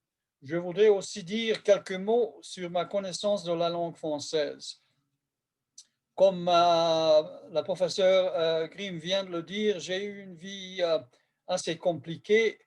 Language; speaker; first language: French; non-native, fluent; Hungarian